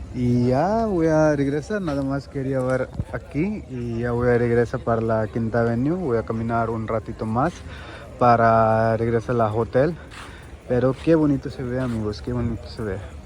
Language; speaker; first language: Spanish; non-native, learner; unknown